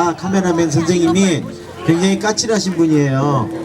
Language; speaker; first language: Korean; native; Korean